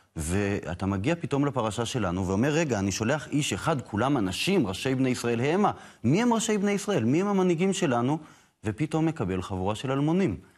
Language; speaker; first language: Hebrew; native; Hebrew